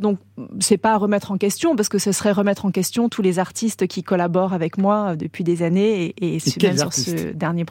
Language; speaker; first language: French; native; French